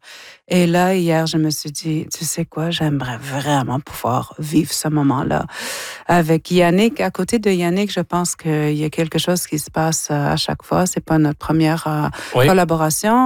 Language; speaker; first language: French; non-native, local second language; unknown